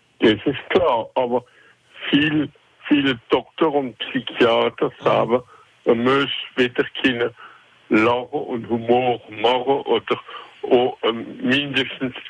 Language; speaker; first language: German; non-native, local second language; French